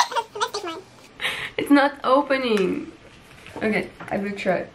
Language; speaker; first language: English; non-native, learner; Portuguese